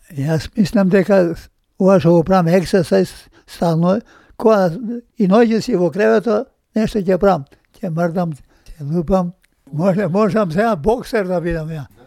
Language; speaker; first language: Macedonian; native; Macedonian